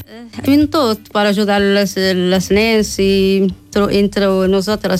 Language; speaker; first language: Catalan; non-native, learner; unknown